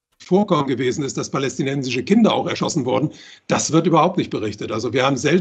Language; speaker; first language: German; native; German